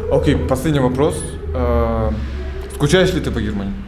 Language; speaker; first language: Russian; native; Russian